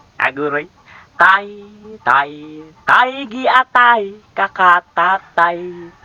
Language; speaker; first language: Filipino; native; Filipino